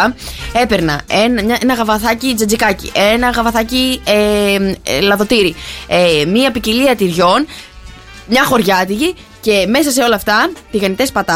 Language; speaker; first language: Greek; native; Greek